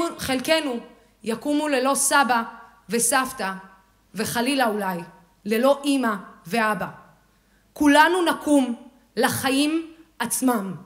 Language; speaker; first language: Hebrew; non-native, local second language; Arabic